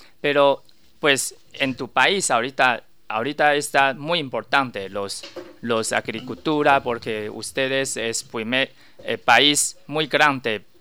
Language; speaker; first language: Spanish; non-native, learner; Chinese